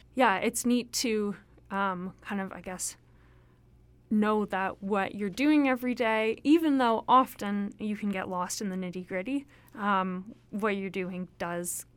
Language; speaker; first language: English; native; English